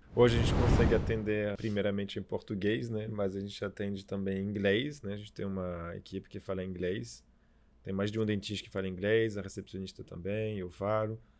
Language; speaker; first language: Portuguese; non-native, fluent; French